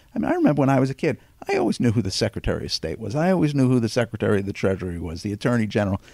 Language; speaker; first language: English; native; English